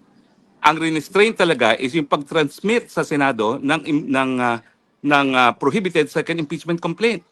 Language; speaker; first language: Filipino; native; Filipino